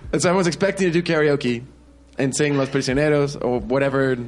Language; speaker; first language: English; native; English